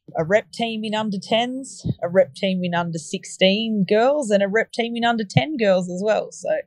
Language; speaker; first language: English; native; English